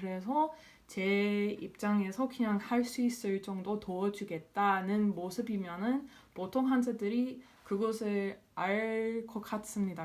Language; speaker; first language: Korean; non-native, fluent; English